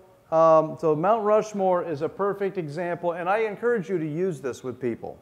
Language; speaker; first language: English; native; English